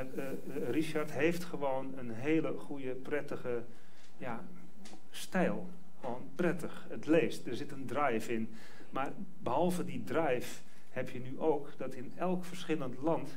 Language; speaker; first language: Dutch; native; Dutch